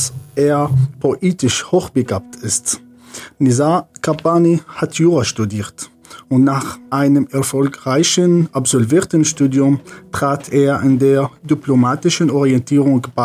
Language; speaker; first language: German; non-native, fluent; Arabic